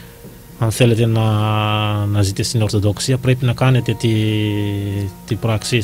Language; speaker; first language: Greek; non-native, learner; Malagasy